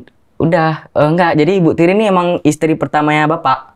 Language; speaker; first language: Indonesian; non-native, local second language; Javanese